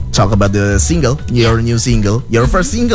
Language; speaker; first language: English; non-native, learner; Indonesian